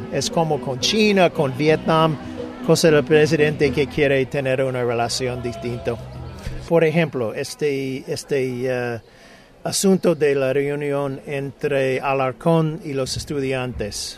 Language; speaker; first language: Spanish; non-native, fluent; English